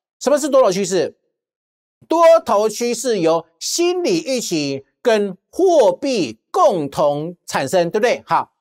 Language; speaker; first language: Chinese; native; Chinese